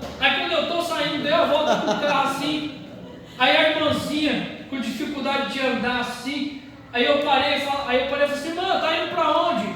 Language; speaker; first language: Portuguese; native; Portuguese